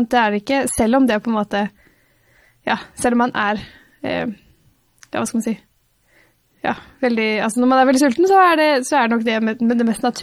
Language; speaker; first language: Norwegian; native; Norwegian